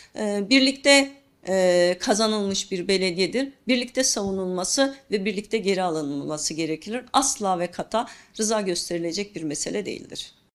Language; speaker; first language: Turkish; non-native, local second language; Kurdish